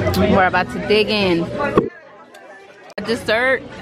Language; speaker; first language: English; early bilingual, other home language; Spanish